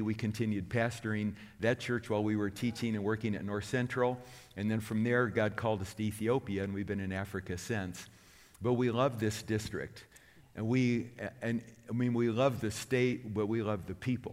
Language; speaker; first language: English; native; English